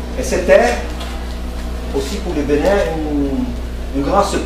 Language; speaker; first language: French; non-native, fluent; English